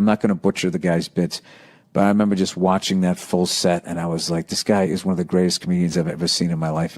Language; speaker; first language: English; native; English